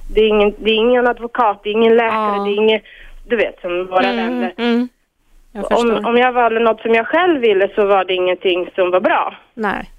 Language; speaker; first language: Swedish; non-native, fluent; Bulgarian